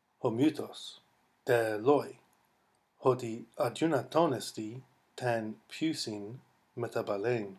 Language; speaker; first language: Greek; non-native, fluent; English